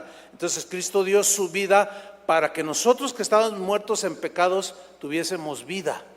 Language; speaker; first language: Spanish; native; Spanish